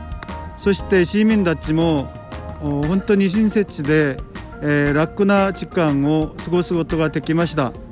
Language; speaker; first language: Japanese; non-native, learner; Korean